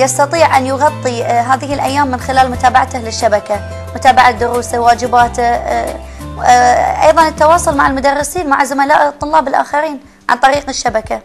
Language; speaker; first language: Arabic; native; Arabic